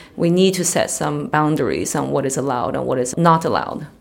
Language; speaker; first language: English; early bilingual, other home language; Chinese